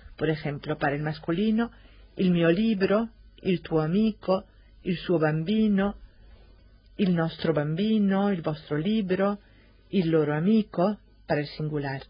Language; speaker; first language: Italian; non-native, fluent; Spanish